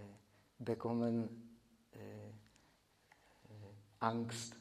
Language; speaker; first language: German; non-native, fluent; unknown